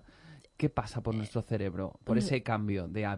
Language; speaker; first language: Spanish; native; Spanish